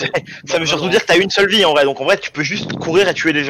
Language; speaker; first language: French; native; French